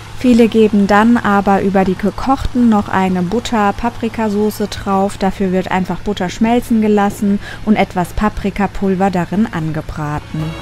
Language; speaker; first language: German; early bilingual, other home language; Turkish